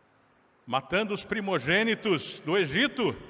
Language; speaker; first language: Portuguese; native; Portuguese